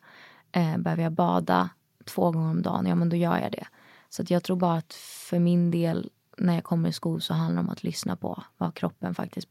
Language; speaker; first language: Swedish; native; Swedish